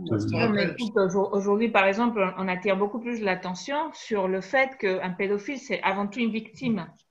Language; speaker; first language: French; native; French